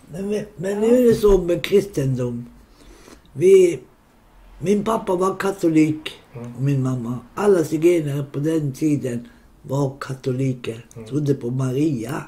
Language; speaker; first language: Swedish; non-native, local second language; Romany